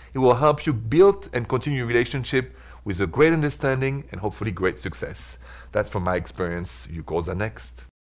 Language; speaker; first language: English; non-native, fluent; French